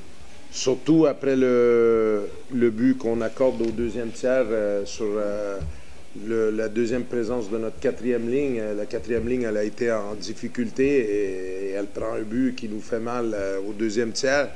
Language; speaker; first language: French; native; French